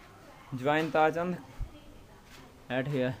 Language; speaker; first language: English; non-native, local second language; Hindi